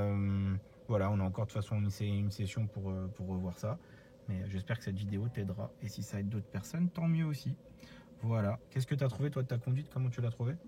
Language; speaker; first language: French; native; French